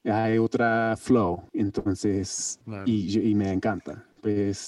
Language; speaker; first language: Spanish; non-native, learner; English